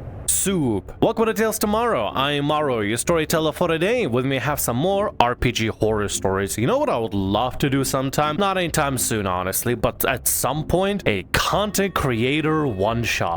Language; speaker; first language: English; native; English